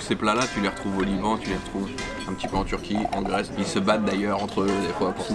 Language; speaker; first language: French; native; French